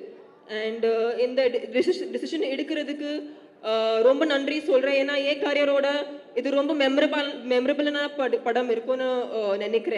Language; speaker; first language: Tamil; non-native, fluent; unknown